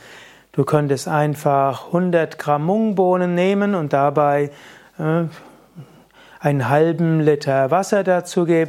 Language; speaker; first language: German; native; German